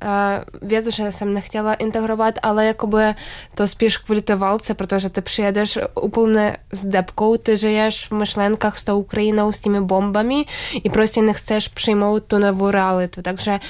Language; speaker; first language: Czech; non-native, fluent; Ukrainian